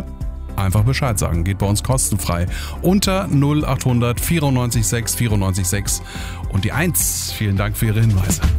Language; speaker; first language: German; native; German